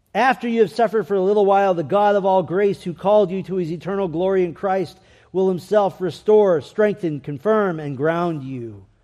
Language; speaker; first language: English; native; English